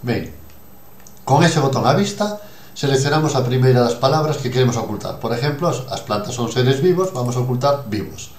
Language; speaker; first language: Spanish; non-native, local second language; Galician